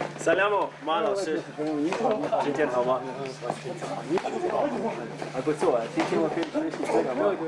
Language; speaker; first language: Chinese; non-native, learner; English